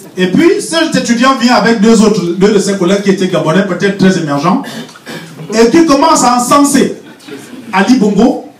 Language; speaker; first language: French; non-native, local second language; Fang